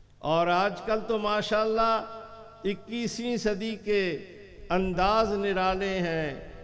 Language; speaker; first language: Urdu; non-native, local second language; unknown